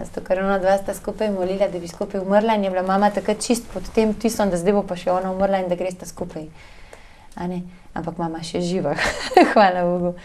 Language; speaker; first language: Slovenian; native; Slovenian